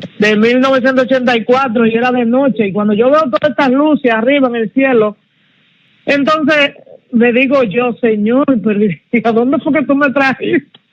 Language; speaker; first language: Spanish; native; Spanish